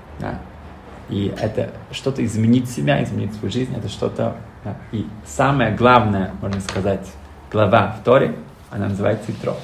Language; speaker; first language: Russian; early bilingual, heritage; Russian